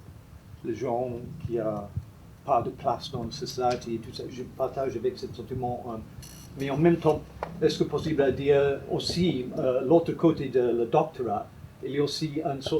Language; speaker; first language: French; non-native, fluent; English